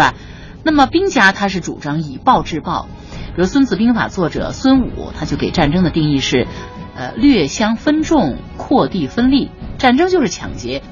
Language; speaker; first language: Chinese; native; Chinese